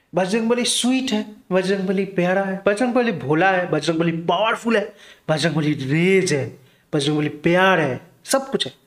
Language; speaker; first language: Hindi; non-native, local second language; Bangla